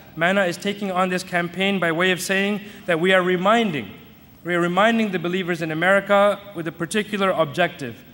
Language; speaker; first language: English; native; English